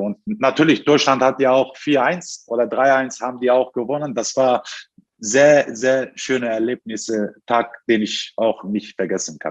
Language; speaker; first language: German; non-native, fluent; Turkish